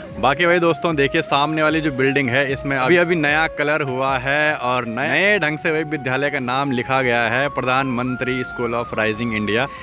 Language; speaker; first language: Hindi; native; Hindi